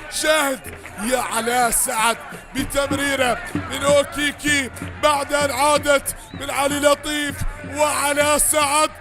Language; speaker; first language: Arabic; native; Arabic